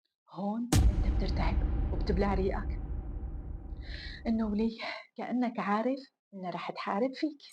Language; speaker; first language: Arabic; native; Arabic